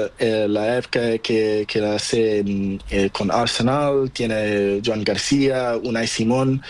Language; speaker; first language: Spanish; non-native, learner; Portuguese